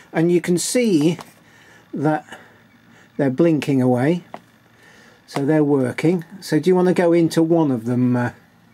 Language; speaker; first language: English; native; English